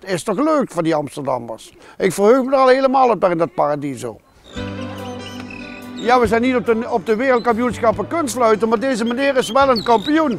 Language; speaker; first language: Dutch; native; Dutch